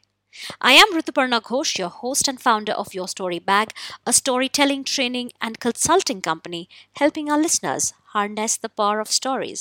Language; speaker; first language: English; non-native, local second language; Hindi